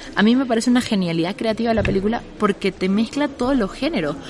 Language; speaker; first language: Spanish; native; Spanish